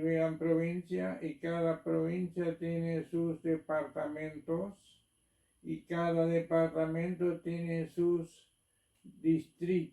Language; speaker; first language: Spanish; non-native, local second language; German